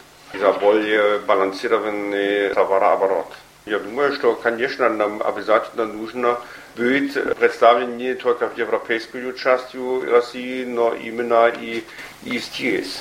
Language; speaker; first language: Russian; non-native, fluent; German